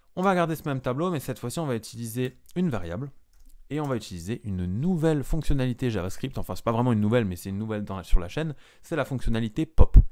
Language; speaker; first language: French; native; French